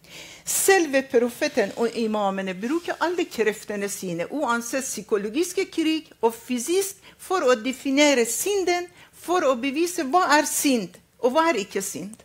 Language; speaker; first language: Norwegian; non-native, fluent; Arabic